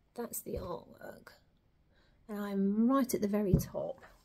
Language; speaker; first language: English; native; English